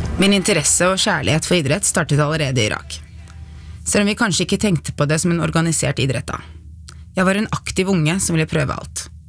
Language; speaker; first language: Norwegian; early bilingual, other home language; Arabic